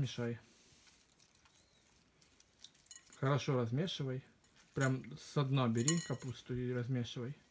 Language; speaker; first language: Russian; native; Russian